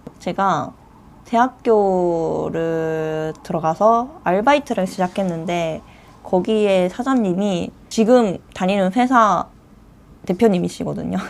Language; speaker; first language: Korean; non-native, fluent; Japanese